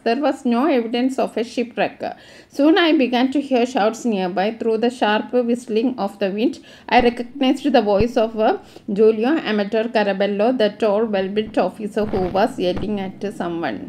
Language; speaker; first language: English; non-native, local second language; Malayalam